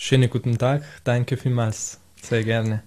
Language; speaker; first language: German; non-native, fluent; Italian